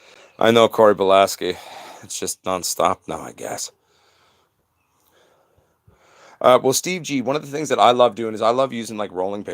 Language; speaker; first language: English; native; English